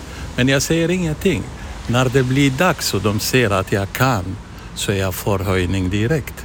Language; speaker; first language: Swedish; non-native, fluent; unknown